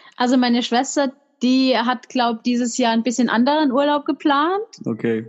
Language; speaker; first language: German; native; German